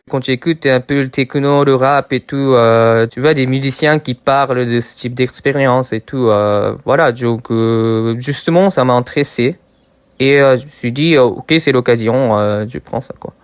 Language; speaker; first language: French; non-native, fluent; Japanese